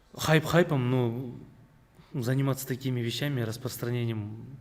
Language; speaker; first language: Russian; non-native, local second language; Kazakh